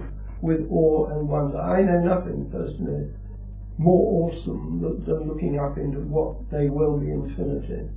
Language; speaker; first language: English; native; English